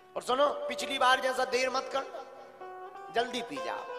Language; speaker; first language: Hindi; native; Hindi